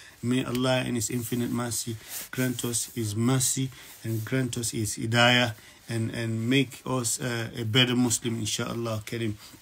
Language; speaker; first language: English; non-native, local second language; Yoruba